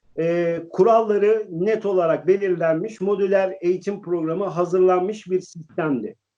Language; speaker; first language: Turkish; native; Turkish